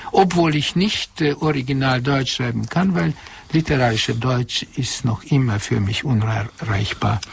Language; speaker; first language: German; non-native, fluent; Hungarian